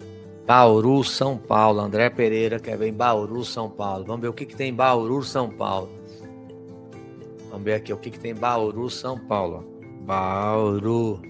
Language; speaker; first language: Portuguese; native; Portuguese